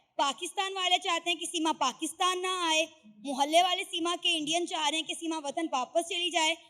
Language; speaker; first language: Urdu; native; Urdu